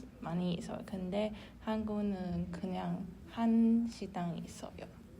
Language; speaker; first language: Korean; non-native, learner; Chinese